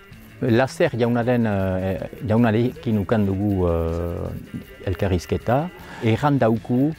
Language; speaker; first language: Basque; native; Basque